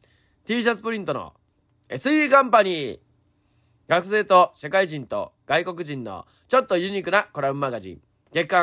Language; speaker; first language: Japanese; native; Japanese